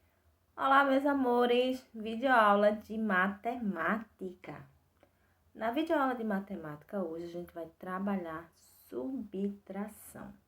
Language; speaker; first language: Portuguese; native; Portuguese